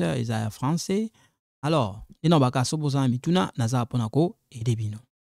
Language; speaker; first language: French; non-native, local second language; Lingala